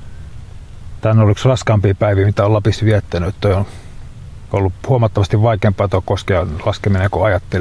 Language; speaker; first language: Finnish; native; Finnish